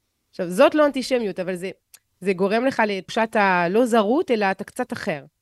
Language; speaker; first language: Hebrew; non-native, fluent; French